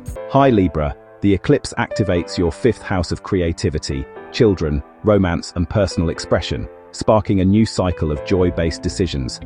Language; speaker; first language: English; native; English